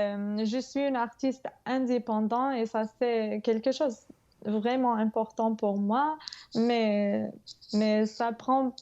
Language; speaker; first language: French; non-native, fluent; English